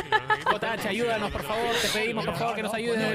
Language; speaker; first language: Spanish; native; Spanish